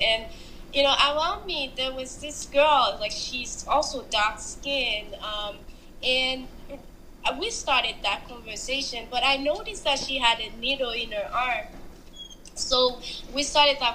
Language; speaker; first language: English; non-native, fluent; Haitian Creole